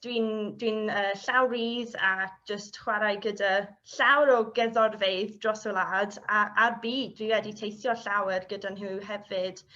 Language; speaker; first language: Welsh; non-native, learner; English